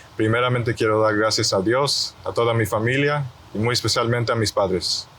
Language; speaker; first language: Spanish; early bilingual, heritage; Spanish